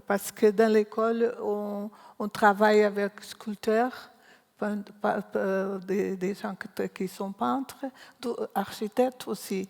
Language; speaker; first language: French; non-native, learner; Portuguese